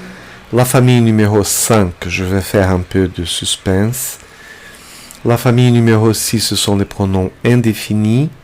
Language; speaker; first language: French; non-native, fluent; Portuguese